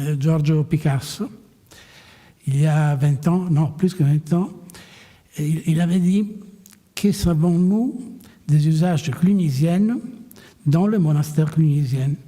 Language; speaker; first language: French; non-native, fluent; Italian